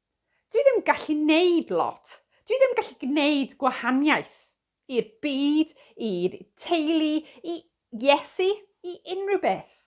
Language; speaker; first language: Welsh; non-native, fluent; English